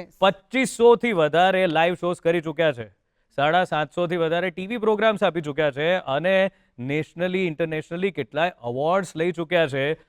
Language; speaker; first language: Gujarati; native; Gujarati